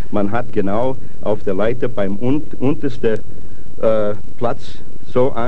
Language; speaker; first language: German; non-native, fluent; English